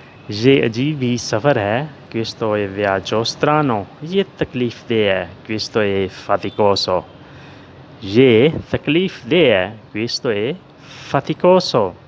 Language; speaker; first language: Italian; non-native, learner; Urdu